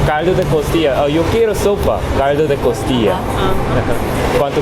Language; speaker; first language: Spanish; non-native, learner; Korean